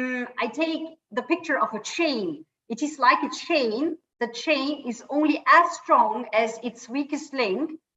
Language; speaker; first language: English; non-native, fluent; German